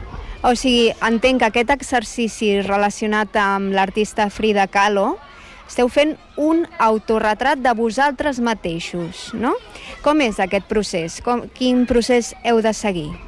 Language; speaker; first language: Catalan; native; Catalan